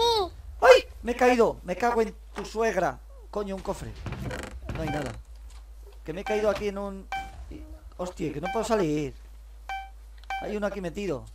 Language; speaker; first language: Spanish; native; Spanish